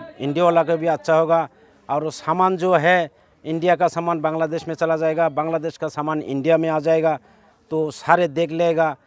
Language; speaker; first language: Hindi; non-native, local second language; Bangla